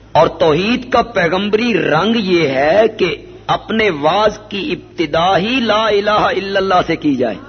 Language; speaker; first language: Urdu; non-native, local second language; Punjabi